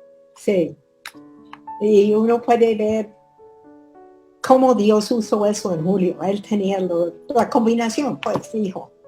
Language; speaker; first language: Spanish; non-native, fluent; English